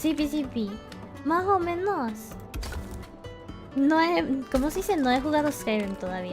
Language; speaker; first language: Spanish; early bilingual, heritage; Spanish